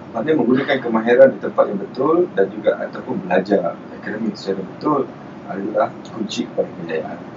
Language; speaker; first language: Malay; native; Malay